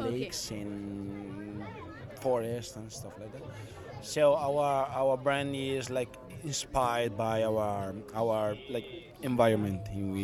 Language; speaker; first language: English; non-native, learner; Italian